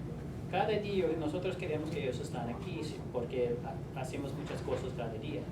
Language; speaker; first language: Spanish; non-native, learner; English